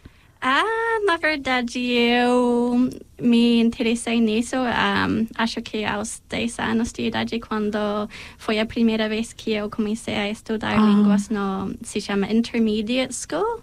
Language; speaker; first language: Portuguese; non-native, fluent; English